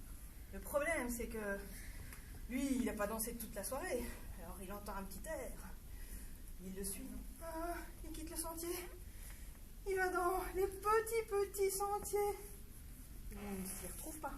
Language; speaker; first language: French; native; French